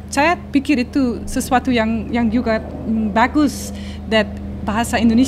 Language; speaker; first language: Indonesian; non-native, learner; Dutch